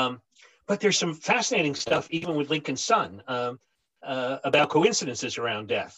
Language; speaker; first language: English; native; English